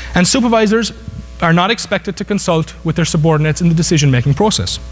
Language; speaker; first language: English; native; English